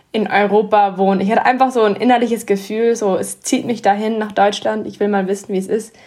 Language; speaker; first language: German; early bilingual, heritage; English